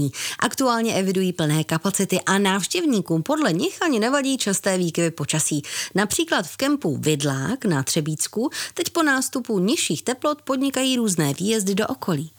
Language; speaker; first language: Czech; native; Czech